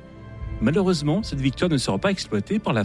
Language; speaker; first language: French; native; French